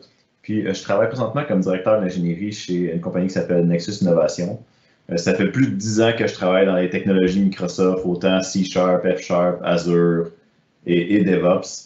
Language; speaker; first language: French; native; French